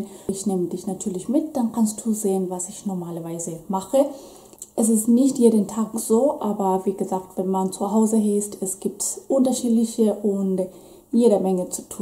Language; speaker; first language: German; non-native, fluent; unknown